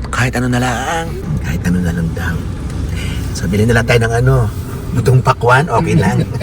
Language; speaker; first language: Filipino; native; Filipino